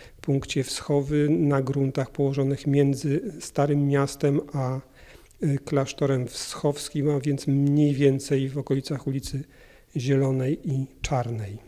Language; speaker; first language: Polish; native; Polish